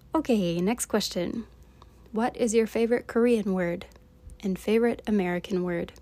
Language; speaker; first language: English; native; English